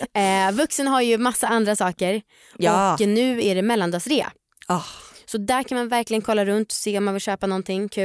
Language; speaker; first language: Swedish; native; Swedish